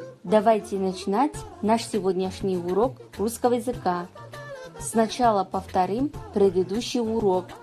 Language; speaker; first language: Russian; non-native, fluent; Kazakh